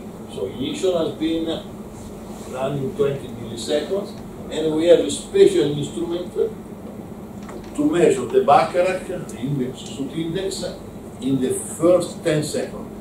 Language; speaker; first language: English; non-native, learner; Italian